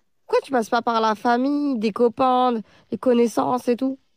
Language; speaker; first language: French; early bilingual, other home language; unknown